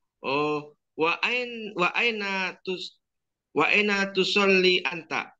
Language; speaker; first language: Arabic; non-native, learner; Indonesian